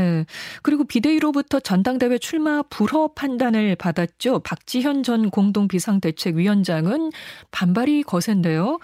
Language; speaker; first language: Korean; native; Korean